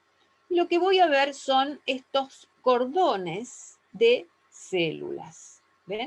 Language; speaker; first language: Spanish; native; Spanish